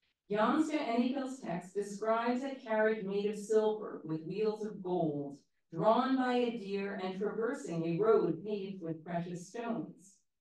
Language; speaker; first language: English; native; English